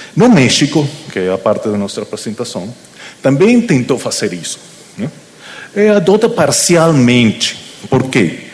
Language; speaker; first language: Portuguese; non-native, learner; Spanish